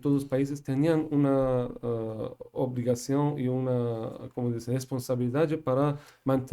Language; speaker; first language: Portuguese; non-native, learner; Persian